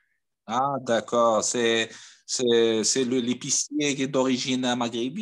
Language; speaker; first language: French; non-native, fluent; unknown